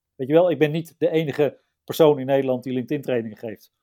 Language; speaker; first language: Dutch; native; Dutch